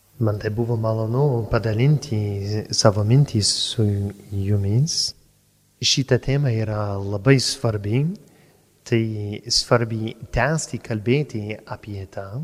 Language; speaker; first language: Lithuanian; non-native, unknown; English